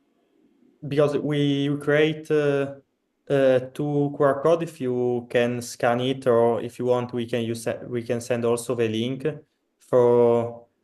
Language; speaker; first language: English; non-native, fluent; Italian